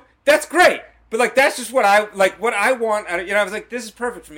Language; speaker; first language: English; native; English